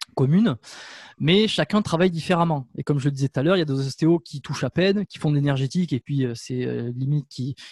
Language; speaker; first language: French; native; French